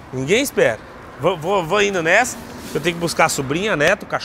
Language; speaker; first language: Portuguese; native; Portuguese